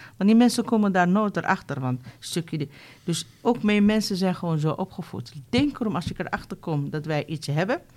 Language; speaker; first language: Dutch; non-native, fluent; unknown